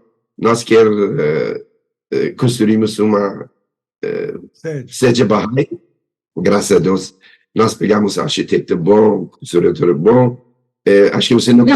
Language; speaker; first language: Portuguese; non-native, learner; Persian